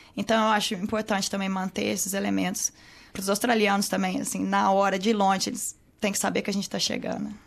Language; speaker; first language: Portuguese; native; Portuguese